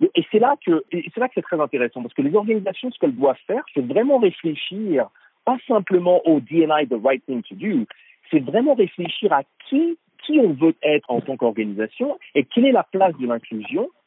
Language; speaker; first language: French; native; French